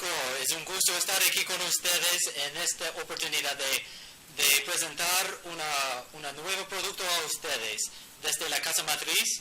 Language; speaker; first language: Spanish; non-native, fluent; English